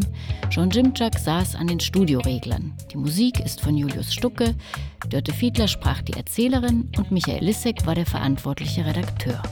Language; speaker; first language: German; native; German